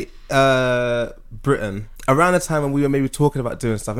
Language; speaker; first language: English; native; English